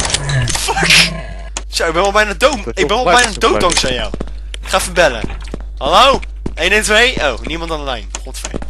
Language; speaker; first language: Dutch; native; Dutch